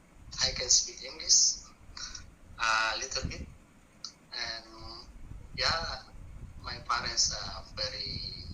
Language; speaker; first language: English; non-native, learner; Indonesian